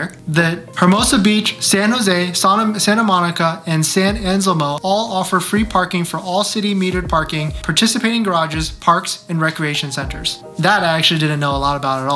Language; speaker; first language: English; native; English